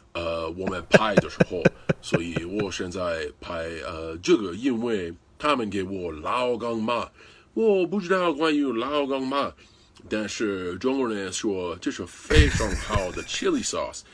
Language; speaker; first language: Chinese; non-native, learner; English